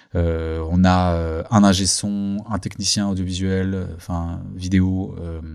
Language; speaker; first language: French; early bilingual, other home language; Turkish